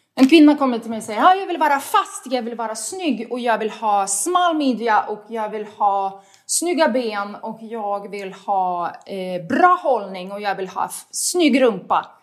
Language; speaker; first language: Swedish; non-native, fluent; Russian